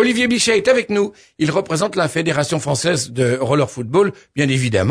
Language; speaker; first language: French; native; French